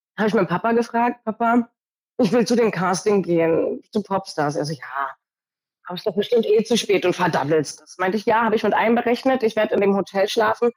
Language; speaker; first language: German; early bilingual, other home language; Portuguese